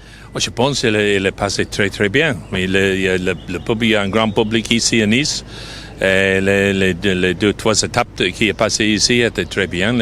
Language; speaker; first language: French; non-native, fluent; English